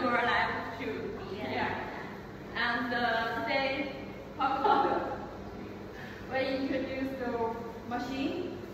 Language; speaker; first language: English; non-native, learner; Chinese